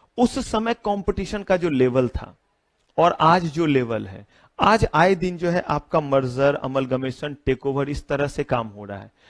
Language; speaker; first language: Hindi; native; Hindi